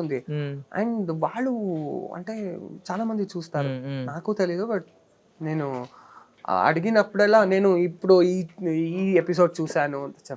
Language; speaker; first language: Telugu; non-native, learner; Kannada